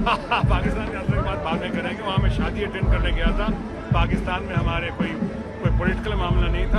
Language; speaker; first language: Hindi; native; Hindi